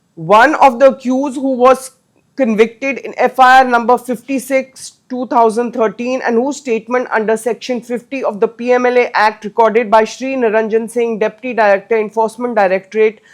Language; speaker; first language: English; non-native, local second language; Punjabi